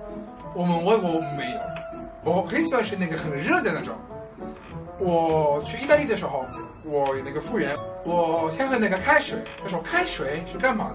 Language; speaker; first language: Chinese; non-native, learner; Italian